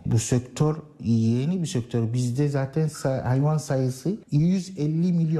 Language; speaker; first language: Turkish; non-native, learner; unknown